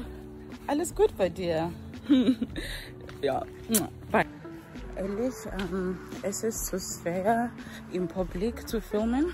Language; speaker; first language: German; non-native, learner; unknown